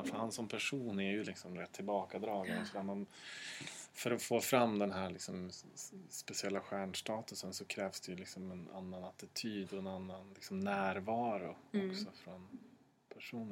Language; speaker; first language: Swedish; native; Swedish